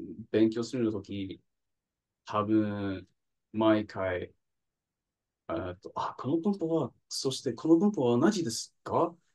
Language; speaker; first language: Japanese; non-native, learner; English